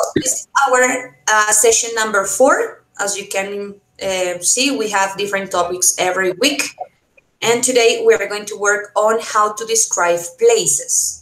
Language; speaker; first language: English; non-native, fluent; Spanish